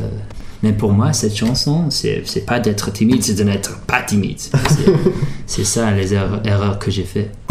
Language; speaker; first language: French; early bilingual, heritage; English